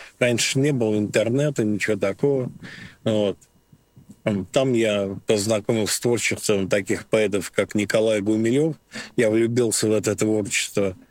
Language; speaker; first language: Russian; native; Russian